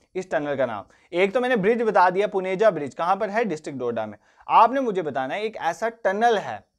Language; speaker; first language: Hindi; non-native, local second language; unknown